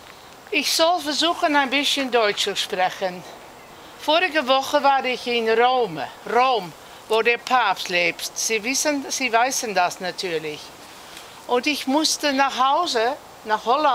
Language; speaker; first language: German; non-native, learner; Dutch